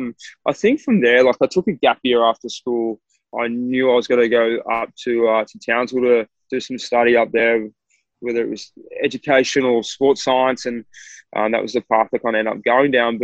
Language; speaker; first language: English; native; English